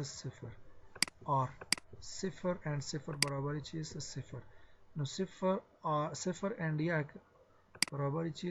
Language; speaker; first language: Persian; non-native, local second language; Pashto